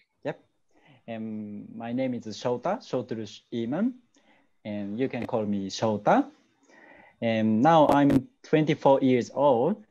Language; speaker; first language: English; non-native, learner; Japanese